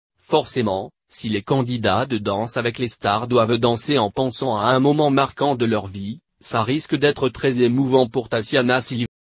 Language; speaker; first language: French; native; French